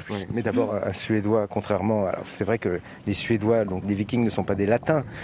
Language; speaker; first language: French; native; French